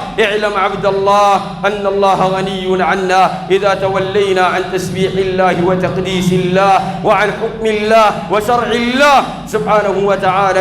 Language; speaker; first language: Arabic; native; Arabic